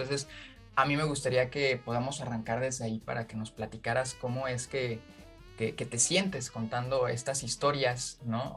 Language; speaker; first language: Spanish; native; Spanish